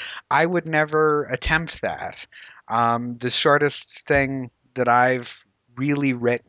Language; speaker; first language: English; native; English